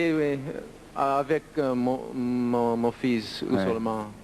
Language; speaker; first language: French; non-native, learner; Spanish